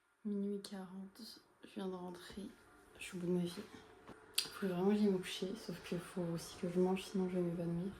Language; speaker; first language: French; native; French